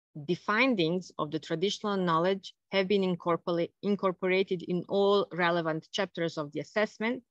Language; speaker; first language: English; non-native, fluent; Bosnian